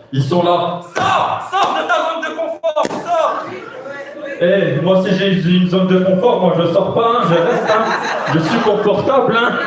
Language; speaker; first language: French; non-native, local second language; Arabic